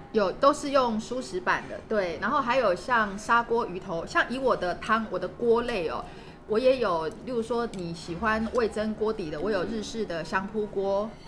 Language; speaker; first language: Chinese; native; Chinese